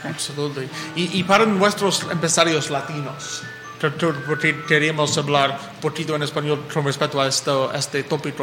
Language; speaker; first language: Spanish; non-native, fluent; English